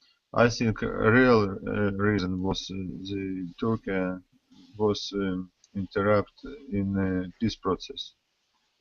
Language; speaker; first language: English; non-native, learner; Russian